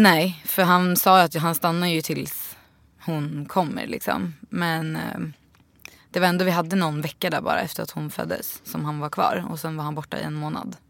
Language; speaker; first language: Swedish; native; Swedish